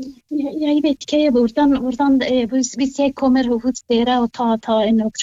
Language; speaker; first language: Norwegian; non-native, learner; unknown